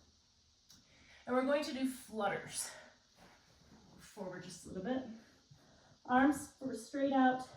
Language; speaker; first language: English; native; English